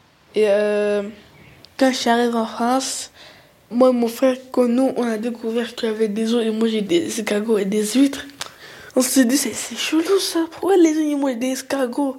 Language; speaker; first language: French; early bilingual, other home language; Arabic